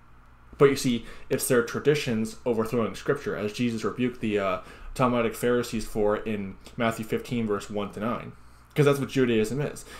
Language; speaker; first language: English; native; English